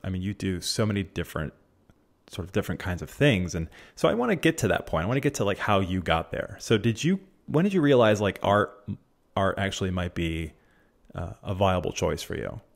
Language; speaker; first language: English; early bilingual, other home language; Italian